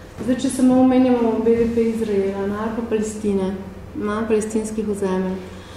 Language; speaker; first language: Slovenian; native; Slovenian